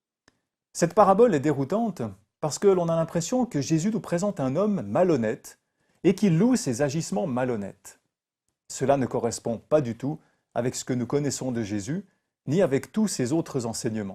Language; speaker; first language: French; native; French